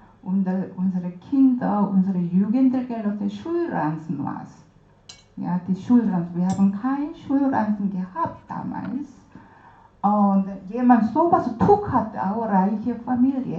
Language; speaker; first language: German; non-native, learner; Korean